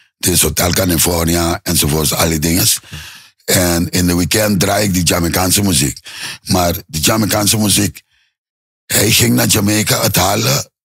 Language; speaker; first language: Dutch; non-native, local second language; Papiamento